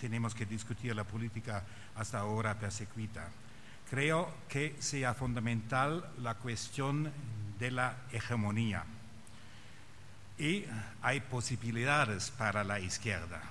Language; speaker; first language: Spanish; non-native, fluent; German